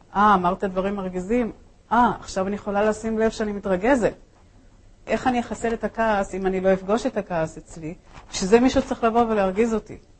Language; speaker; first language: Hebrew; early bilingual, other home language; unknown